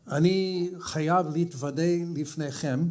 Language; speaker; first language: Hebrew; non-native, fluent; English